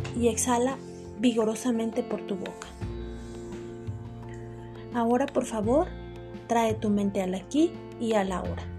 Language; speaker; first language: Spanish; native; Spanish